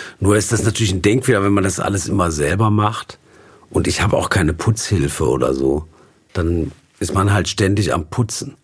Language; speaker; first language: German; native; German